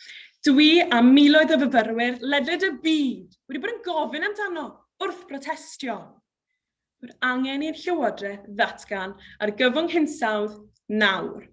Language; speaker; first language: Welsh; native; Welsh